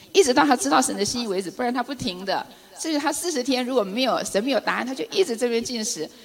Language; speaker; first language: Chinese; native; Chinese